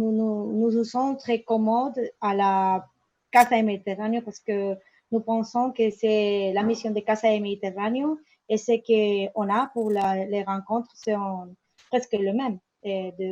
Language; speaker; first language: French; non-native, learner; Spanish